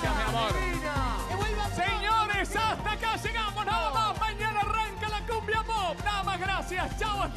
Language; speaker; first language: Spanish; native; Spanish